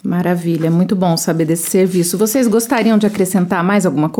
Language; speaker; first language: Portuguese; native; Portuguese